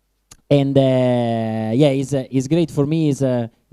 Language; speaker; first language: English; non-native, learner; Italian